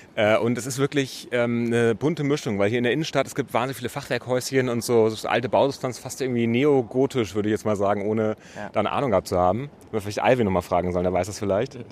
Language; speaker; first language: German; native; German